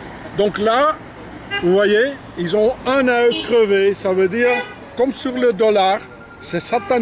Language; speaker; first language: French; non-native, fluent; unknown